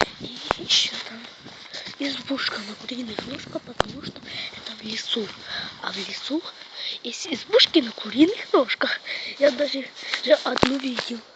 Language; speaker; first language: Russian; non-native, local second language; Ukrainian